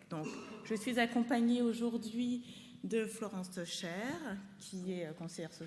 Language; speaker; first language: French; native; French